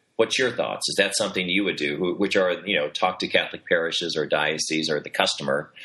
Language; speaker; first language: English; native; English